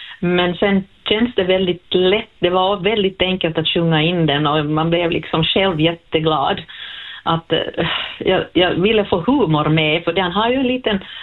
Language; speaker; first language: Swedish; native; Swedish